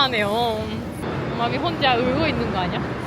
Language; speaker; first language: Korean; non-native, learner; Japanese